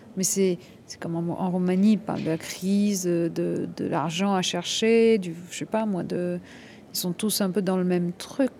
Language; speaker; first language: French; non-native, local second language; Arabic